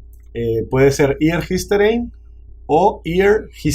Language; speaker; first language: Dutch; non-native, learner; Spanish